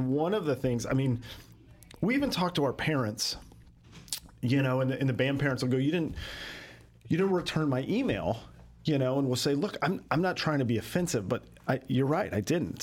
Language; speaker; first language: English; native; English